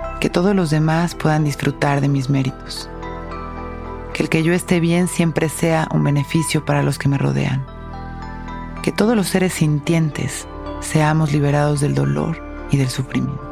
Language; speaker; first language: Spanish; native; Spanish